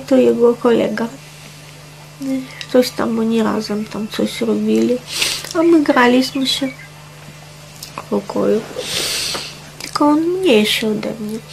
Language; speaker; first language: Polish; non-native, fluent; Russian